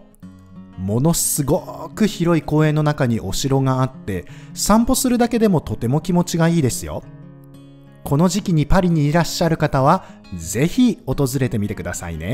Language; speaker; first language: Japanese; native; Japanese